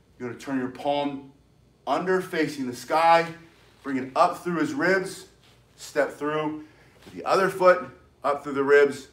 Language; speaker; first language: English; native; English